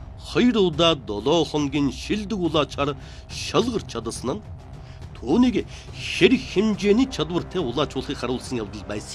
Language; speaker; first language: Mongolian; native; Mongolian